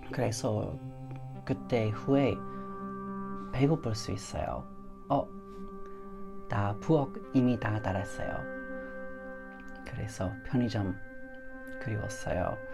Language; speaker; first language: Korean; non-native, learner; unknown